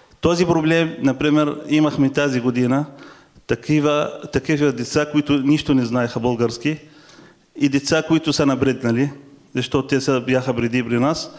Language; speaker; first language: Bulgarian; non-native, fluent; Arabic